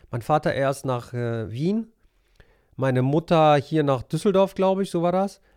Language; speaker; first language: German; early bilingual, other home language; Polish